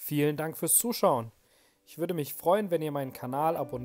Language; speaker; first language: German; native; German